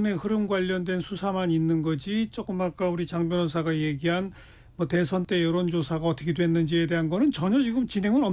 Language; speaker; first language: Korean; native; Korean